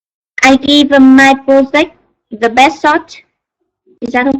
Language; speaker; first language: English; non-native, learner; Vietnamese